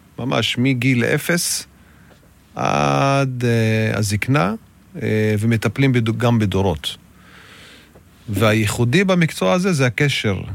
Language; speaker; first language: Hebrew; non-native, local second language; Arabic